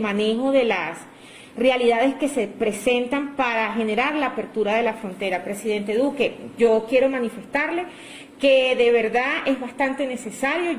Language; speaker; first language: Spanish; native; Spanish